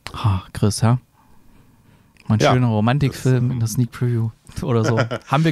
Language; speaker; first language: German; native; German